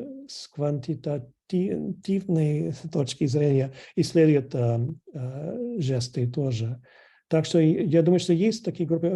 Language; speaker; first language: Russian; non-native, fluent; English